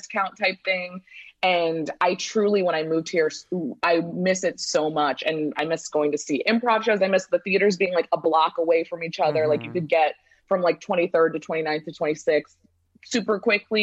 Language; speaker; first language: English; native; English